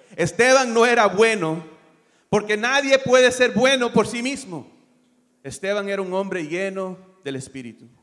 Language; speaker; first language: Spanish; early bilingual, other home language; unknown